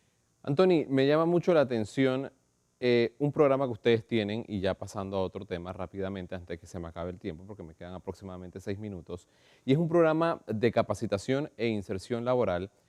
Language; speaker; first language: Spanish; native; Spanish